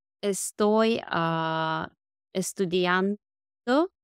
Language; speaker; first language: Spanish; non-native, learner; Russian